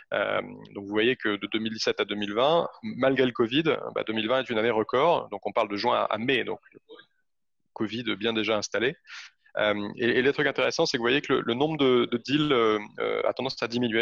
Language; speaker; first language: French; native; French